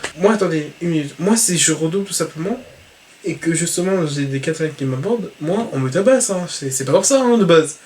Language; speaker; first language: French; native; French